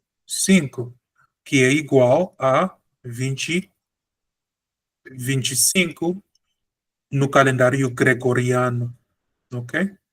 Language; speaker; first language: Portuguese; non-native, fluent; Spanish